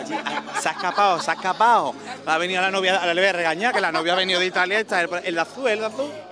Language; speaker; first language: Spanish; native; Spanish